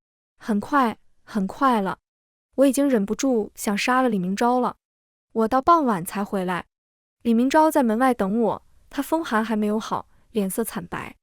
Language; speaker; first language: Chinese; native; Chinese